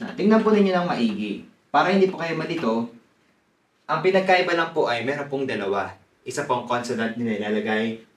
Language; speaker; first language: Filipino; non-native, fluent; Korean